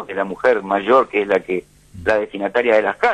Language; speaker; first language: Spanish; native; Spanish